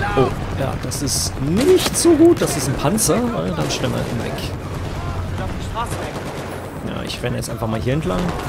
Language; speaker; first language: German; native; German